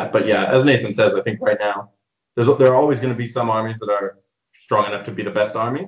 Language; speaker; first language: English; native; English